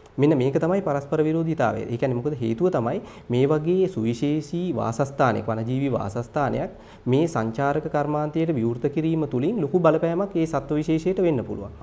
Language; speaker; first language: Sinhala; native; Sinhala